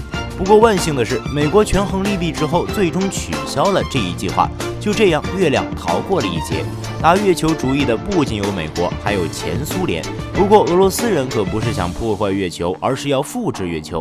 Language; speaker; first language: Chinese; native; Chinese